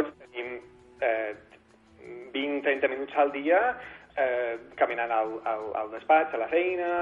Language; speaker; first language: Catalan; non-native, fluent; English